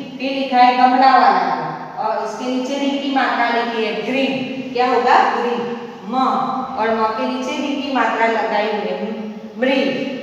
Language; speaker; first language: Hindi; non-native, local second language; Gujarati